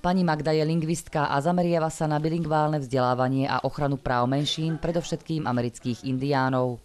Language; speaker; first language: Slovak; native; Slovak